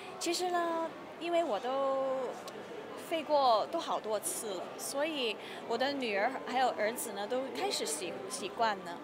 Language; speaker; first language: Chinese; early bilingual, heritage; Cantonese